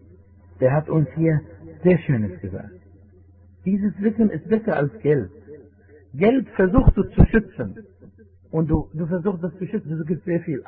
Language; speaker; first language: German; non-native, fluent; Arabic